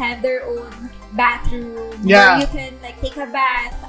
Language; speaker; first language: English; non-native, local second language; Filipino